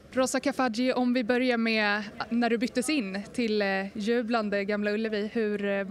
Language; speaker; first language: Swedish; native; Swedish